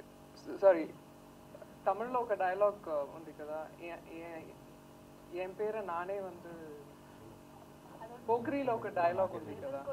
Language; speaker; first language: Telugu; non-native, learner; Tamil